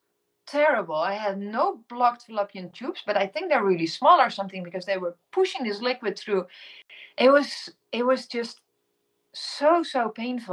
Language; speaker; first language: English; non-native, fluent; Dutch